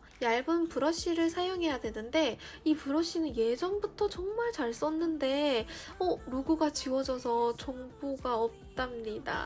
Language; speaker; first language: Korean; native; Korean